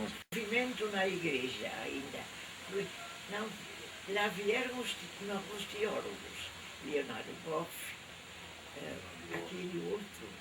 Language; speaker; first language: Portuguese; non-native, fluent; Dutch